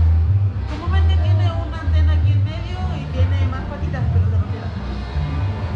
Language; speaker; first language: Spanish; native; Spanish